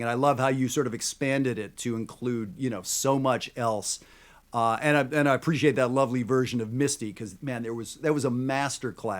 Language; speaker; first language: English; native; English